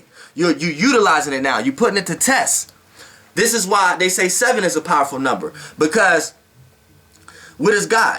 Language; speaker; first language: English; native; English